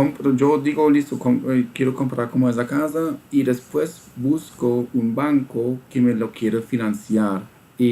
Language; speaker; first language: Spanish; non-native, fluent; German